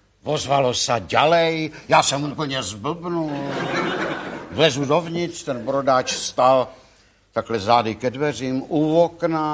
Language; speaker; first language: Czech; native; Czech